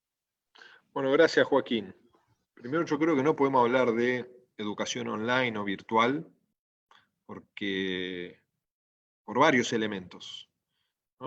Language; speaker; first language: Spanish; native; Spanish